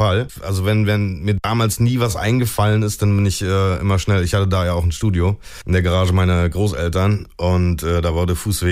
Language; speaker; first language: German; native; German